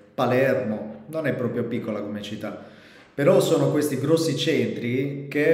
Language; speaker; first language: Italian; native; Italian